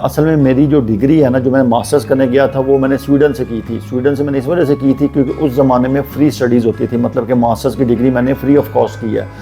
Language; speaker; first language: Urdu; non-native, local second language; Punjabi